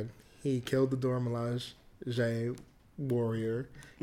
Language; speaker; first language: English; native; English